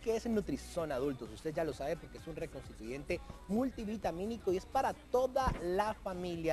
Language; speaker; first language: Spanish; native; Spanish